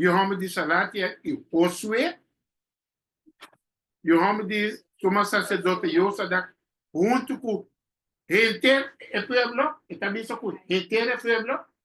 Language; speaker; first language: Portuguese; non-native, learner; Papiamento